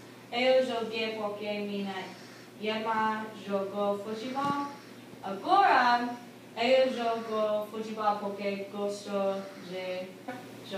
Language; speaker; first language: Portuguese; non-native, learner; English